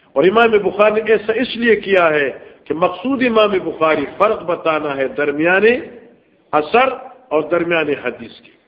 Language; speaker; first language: Urdu; non-native, local second language; Northern Hindko